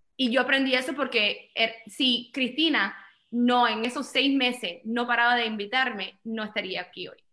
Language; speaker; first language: Spanish; early bilingual, heritage; Spanish